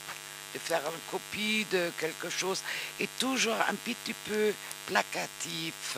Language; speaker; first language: French; non-native, fluent; German